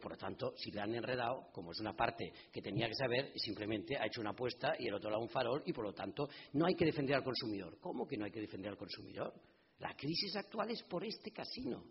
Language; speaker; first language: Spanish; native; Spanish